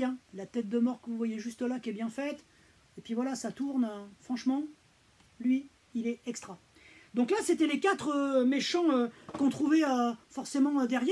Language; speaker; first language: French; native; French